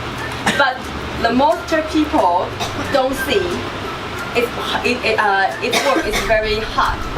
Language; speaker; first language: English; non-native, learner; Chinese